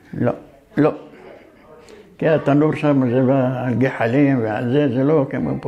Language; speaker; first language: Hebrew; early bilingual, other home language; Arabic